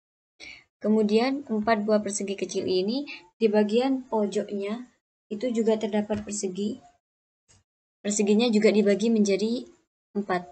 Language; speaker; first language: Indonesian; native; Indonesian